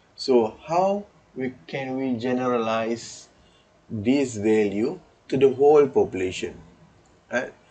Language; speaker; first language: English; non-native, local second language; Malay